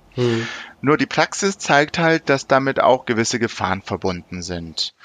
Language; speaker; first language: German; early bilingual, other home language; Turkish